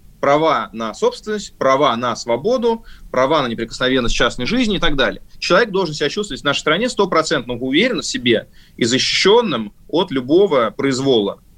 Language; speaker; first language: Russian; native; Russian